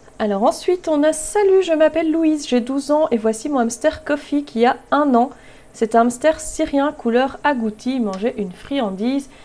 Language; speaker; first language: French; native; French